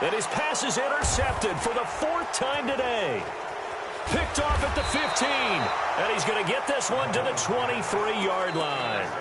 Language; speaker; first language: English; native; English